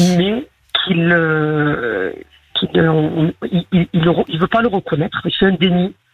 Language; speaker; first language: French; early bilingual, other home language; Arabic